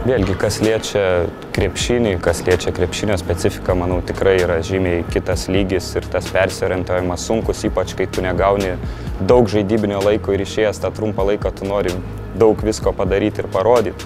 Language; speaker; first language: Lithuanian; native; Lithuanian